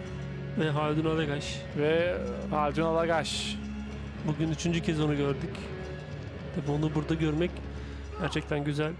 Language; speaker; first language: Turkish; native; Turkish